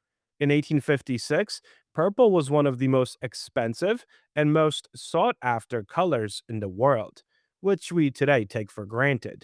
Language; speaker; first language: English; native; English